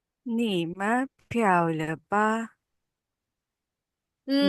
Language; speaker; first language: Chinese; non-native, learner; Indonesian